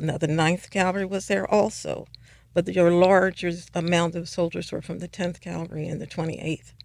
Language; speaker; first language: English; native; English